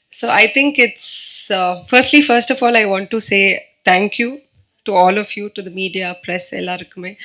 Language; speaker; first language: Tamil; non-native, learner; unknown